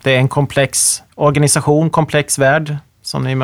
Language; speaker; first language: Swedish; native; Swedish